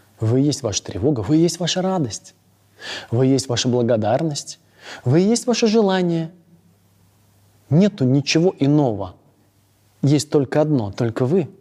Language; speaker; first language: Russian; native; Russian